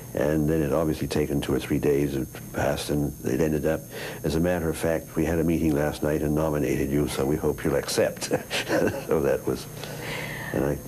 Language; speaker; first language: English; native; English